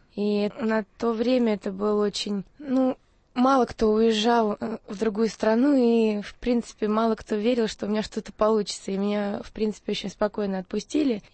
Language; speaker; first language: Russian; native; Russian